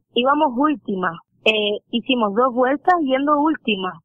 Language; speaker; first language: Spanish; native; Spanish